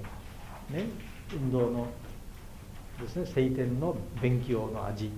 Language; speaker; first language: Japanese; non-native, fluent; Bangla